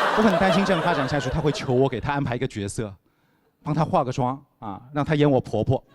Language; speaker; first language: Chinese; native; Chinese